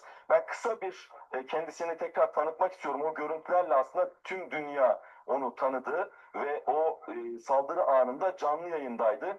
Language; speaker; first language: Turkish; native; Turkish